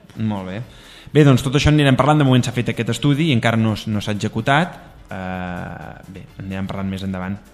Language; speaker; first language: Catalan; native; Catalan